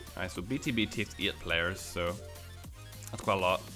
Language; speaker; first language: English; native; English